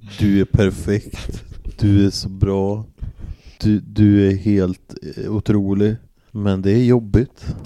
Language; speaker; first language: Swedish; native; Swedish